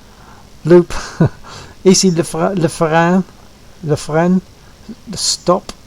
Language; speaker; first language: French; non-native, learner; English